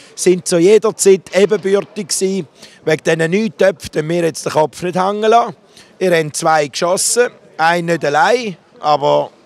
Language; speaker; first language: German; native; German